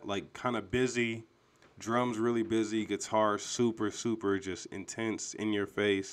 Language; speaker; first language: English; native; English